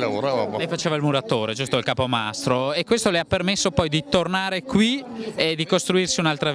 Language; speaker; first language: Italian; native; Italian